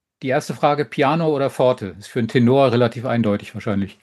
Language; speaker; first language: German; native; German